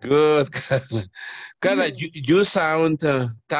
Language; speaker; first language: English; non-native, fluent; Spanish